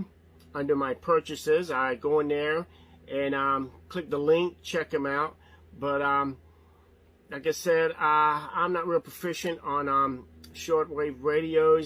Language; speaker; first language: English; native; English